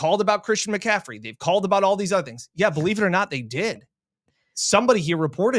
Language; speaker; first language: English; native; English